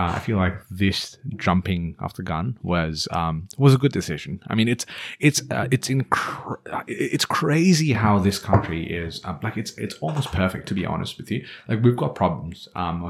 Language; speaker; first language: English; non-native, local second language; Nepali